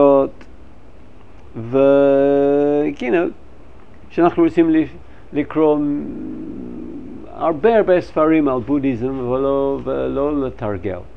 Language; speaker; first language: Hebrew; non-native, fluent; English